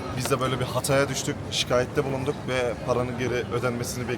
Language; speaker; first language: Turkish; native; Turkish